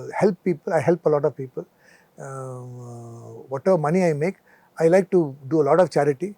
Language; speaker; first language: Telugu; non-native, local second language; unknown